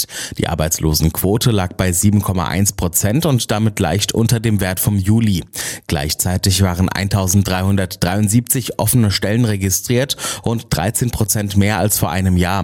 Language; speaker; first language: German; native; German